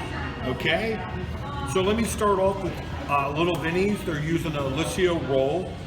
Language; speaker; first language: English; native; English